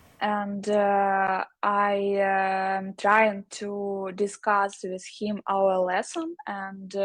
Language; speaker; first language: English; non-native, learner; Ukrainian